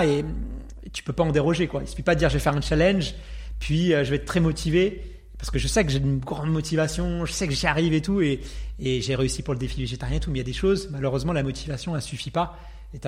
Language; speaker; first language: French; native; French